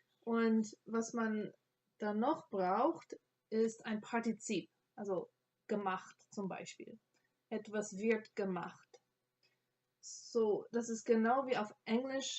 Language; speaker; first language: German; non-native, fluent; English